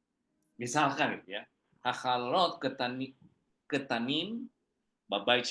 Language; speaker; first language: Hebrew; non-native, fluent; Indonesian